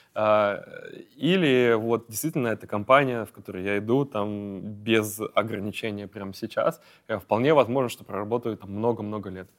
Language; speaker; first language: Russian; native; Russian